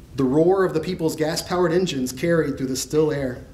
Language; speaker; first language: English; native; English